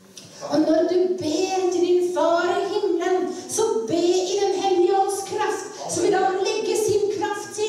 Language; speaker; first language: Norwegian; native; Norwegian